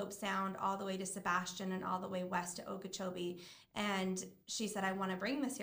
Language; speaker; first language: English; native; English